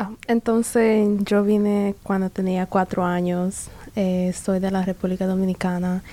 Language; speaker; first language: Spanish; early bilingual, other home language; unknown